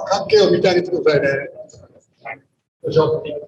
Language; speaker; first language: Japanese; native; Japanese